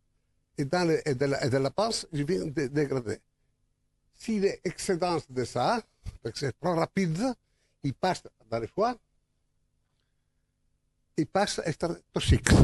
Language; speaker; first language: French; non-native, learner; Italian